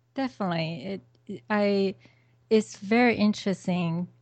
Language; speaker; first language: English; non-native, fluent; Chinese